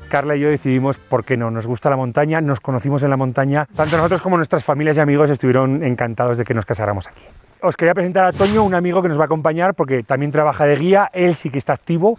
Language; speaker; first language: Spanish; native; Spanish